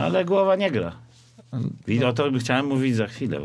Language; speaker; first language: Polish; native; Polish